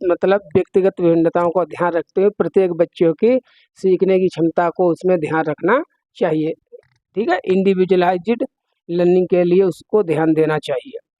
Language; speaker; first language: Hindi; native; Hindi